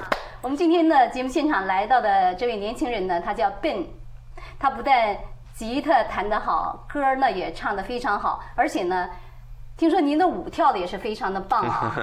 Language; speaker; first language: Chinese; native; Chinese